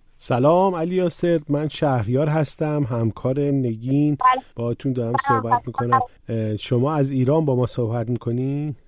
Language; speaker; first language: Persian; native; Persian